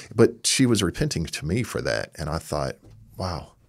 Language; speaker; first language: English; native; English